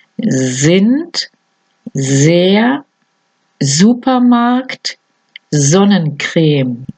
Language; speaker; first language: German; non-native, fluent; Spanish